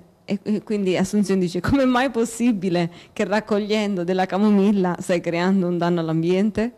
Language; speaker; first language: Italian; native; Italian